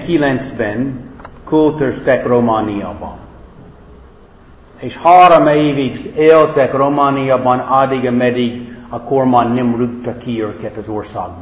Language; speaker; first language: Hungarian; non-native, fluent; English